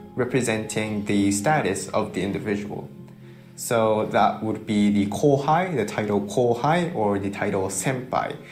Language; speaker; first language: English; early bilingual, other home language; Japanese